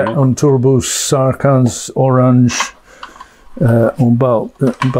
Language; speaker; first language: Latvian; non-native, learner; English